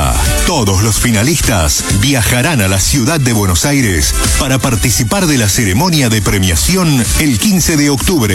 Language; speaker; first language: Spanish; native; Spanish